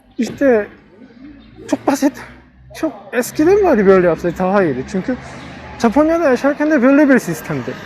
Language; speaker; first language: Turkish; non-native, learner; Korean